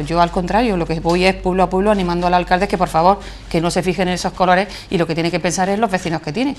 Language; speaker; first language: Spanish; native; Spanish